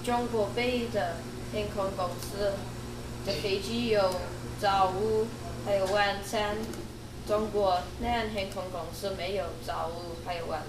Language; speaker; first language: Chinese; non-native, learner; English